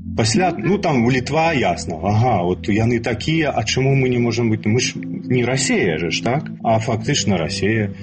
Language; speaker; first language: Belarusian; non-native, local second language; Russian